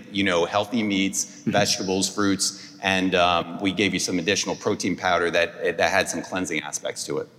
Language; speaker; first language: English; native; English